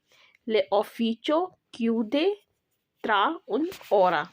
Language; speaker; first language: Italian; non-native, learner; Urdu